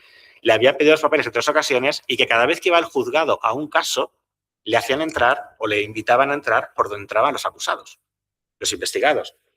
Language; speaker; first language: Spanish; native; Spanish